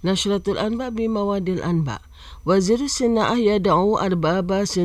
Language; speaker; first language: Arabic; non-native, fluent; Indonesian